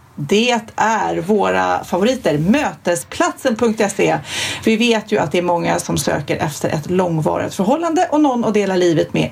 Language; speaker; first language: Swedish; native; Swedish